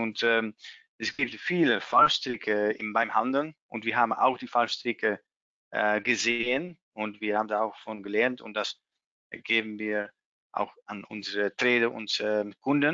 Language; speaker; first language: German; non-native, learner; Dutch